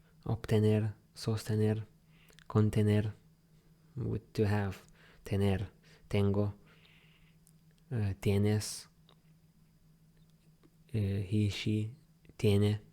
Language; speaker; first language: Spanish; non-native, learner; English